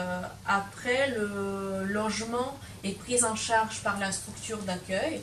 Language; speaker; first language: French; non-native, fluent; Lithuanian